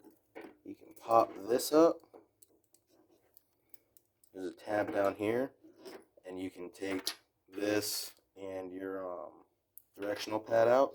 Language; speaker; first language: English; native; English